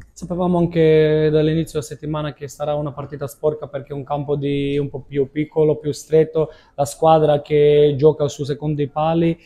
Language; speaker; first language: Italian; non-native, fluent; Macedonian